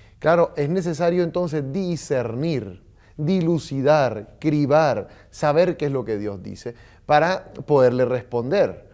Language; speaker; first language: Spanish; native; Spanish